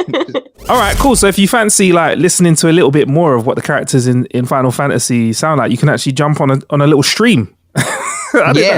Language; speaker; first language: English; native; English